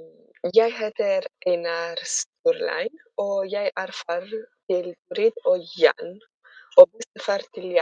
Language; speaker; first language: Norwegian; non-native, learner; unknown